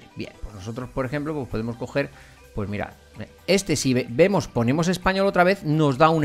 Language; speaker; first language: Spanish; native; Spanish